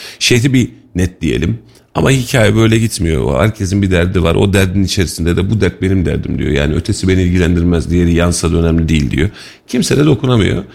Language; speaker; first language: Turkish; native; Turkish